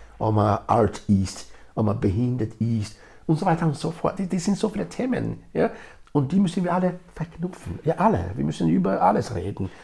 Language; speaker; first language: German; non-native, fluent; Bini